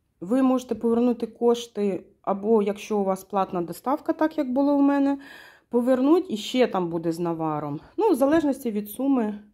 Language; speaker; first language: Ukrainian; non-native, local second language; Russian